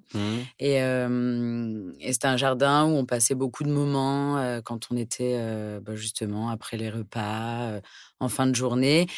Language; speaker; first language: French; native; French